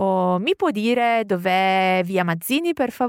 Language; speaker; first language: Italian; native; Italian